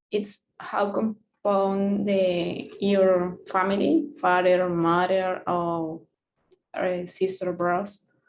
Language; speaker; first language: English; non-native, learner; Spanish